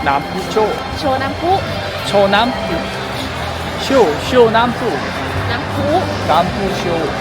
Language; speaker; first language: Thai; non-native, learner; Korean